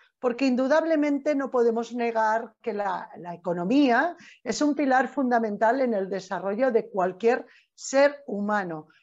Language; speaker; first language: Spanish; native; Spanish